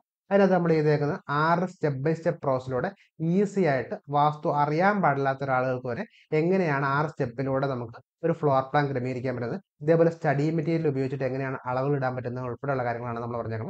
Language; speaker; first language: Malayalam; native; Malayalam